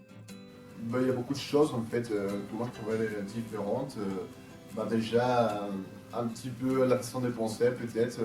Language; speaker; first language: French; non-native, fluent; Spanish